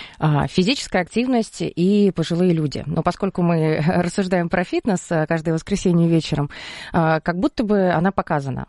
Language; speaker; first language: Russian; native; Russian